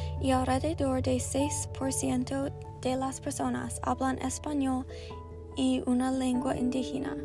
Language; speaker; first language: Spanish; non-native, learner; English